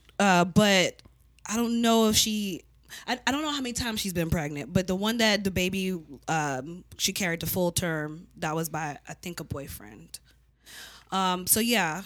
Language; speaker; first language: English; native; English